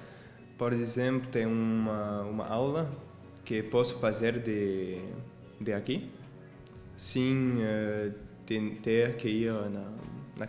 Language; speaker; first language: Portuguese; non-native, learner; French